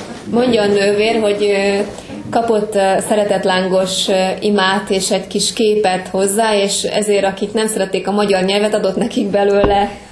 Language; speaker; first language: Hungarian; native; Hungarian